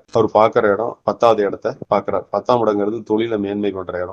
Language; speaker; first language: Tamil; native; Tamil